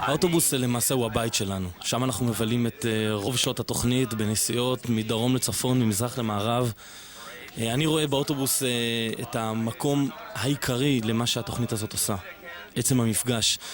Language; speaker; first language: Hebrew; native; Hebrew